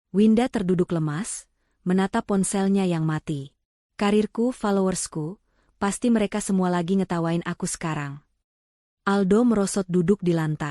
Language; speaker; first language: Indonesian; native; Indonesian